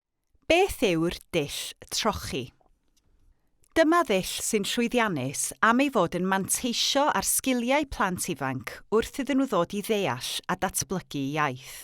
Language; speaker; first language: Welsh; native; Welsh